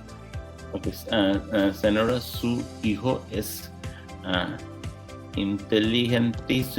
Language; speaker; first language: Spanish; non-native, learner; English